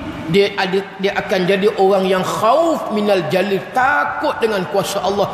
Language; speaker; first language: Malay; native; Malay